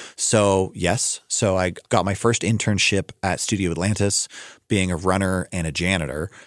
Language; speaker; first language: English; native; English